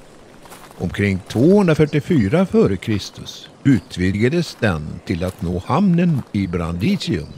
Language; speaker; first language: Swedish; native; Swedish